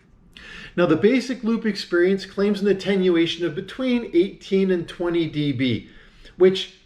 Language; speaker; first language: English; native; English